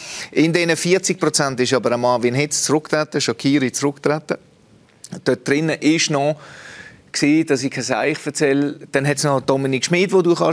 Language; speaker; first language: German; native; German